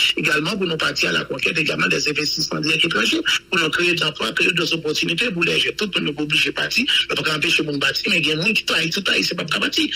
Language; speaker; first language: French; non-native, local second language; Haitian Creole